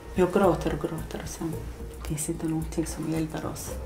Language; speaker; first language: Swedish; non-native, learner; Arabic